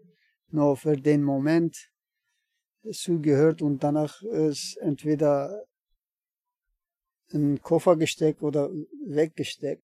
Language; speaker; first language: German; non-native, learner; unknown